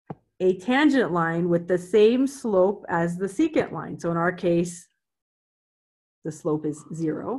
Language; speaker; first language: English; native; English